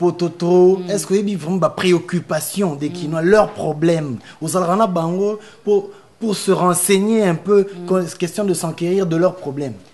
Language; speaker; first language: French; non-native, local second language; Lingala